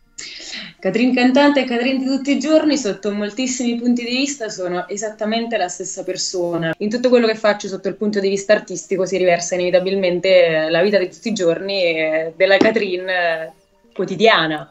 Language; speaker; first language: Italian; native; Italian